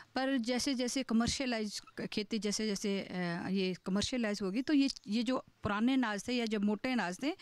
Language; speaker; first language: Hindi; native; Hindi